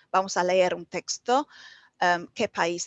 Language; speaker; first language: Spanish; non-native, fluent; English